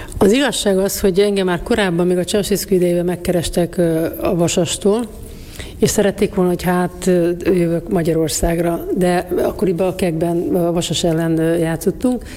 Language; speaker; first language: Hungarian; native; Hungarian